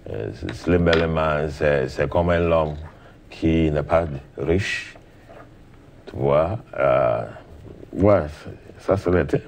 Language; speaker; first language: French; non-native, learner; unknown